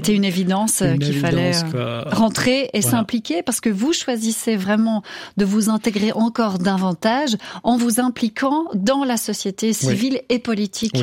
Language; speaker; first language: French; native; French